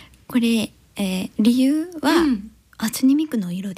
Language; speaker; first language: Japanese; non-native, learner; English